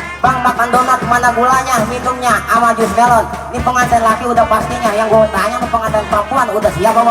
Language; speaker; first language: Indonesian; native; Indonesian